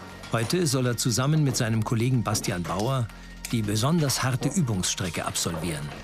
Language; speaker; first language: German; native; German